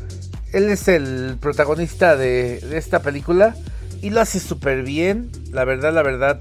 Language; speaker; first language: Spanish; native; Spanish